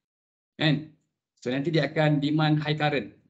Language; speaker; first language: Malay; native; Malay